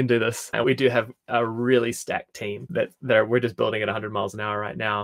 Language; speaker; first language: English; native; English